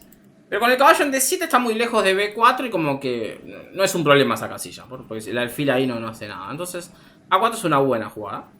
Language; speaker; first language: Spanish; native; Spanish